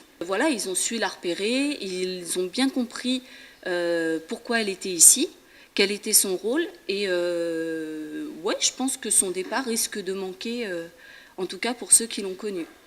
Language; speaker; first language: French; native; French